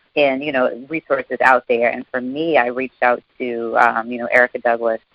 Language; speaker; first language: English; native; English